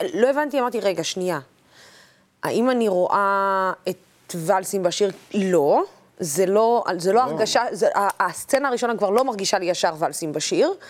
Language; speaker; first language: Hebrew; non-native, local second language; Arabic